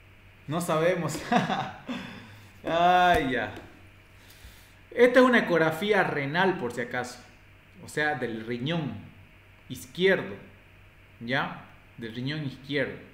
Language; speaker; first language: Spanish; native; Spanish